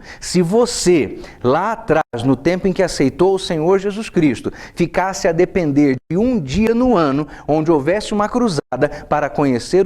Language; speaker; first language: Portuguese; native; Portuguese